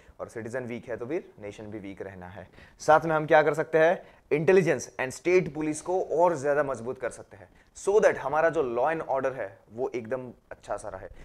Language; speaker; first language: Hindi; non-native, local second language; Gujarati